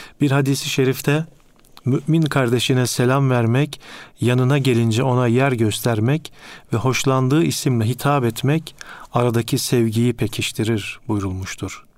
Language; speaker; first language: Turkish; native; Turkish